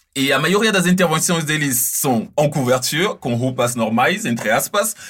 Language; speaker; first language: Portuguese; non-native, fluent; French